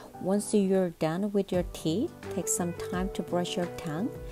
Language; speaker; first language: English; non-native, fluent; Korean